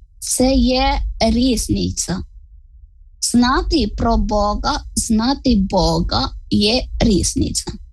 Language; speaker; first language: Ukrainian; non-native, fluent; Malayalam